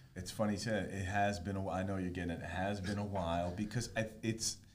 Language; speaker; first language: English; native; English